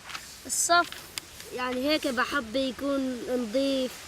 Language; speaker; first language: Arabic; native; Arabic